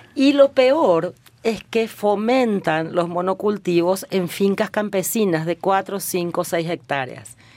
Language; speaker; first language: Spanish; native; Spanish